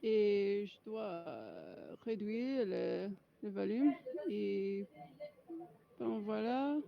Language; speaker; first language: French; non-native, fluent; English